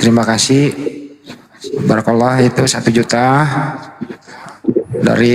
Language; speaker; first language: Indonesian; native; Indonesian